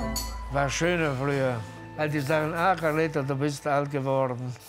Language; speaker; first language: German; non-native, fluent; Italian